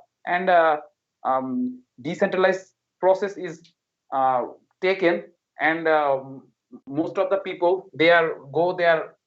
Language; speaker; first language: English; non-native, learner; Bangla